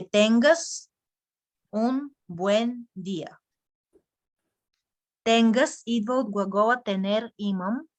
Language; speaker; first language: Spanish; non-native, fluent; Bulgarian